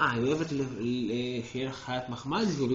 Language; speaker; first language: Hebrew; native; Hebrew